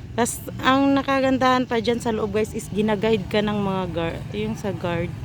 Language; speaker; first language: Filipino; non-native, local second language; Cebuano